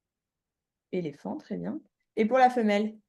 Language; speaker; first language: French; native; French